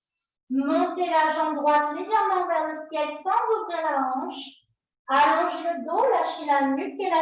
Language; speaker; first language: French; native; French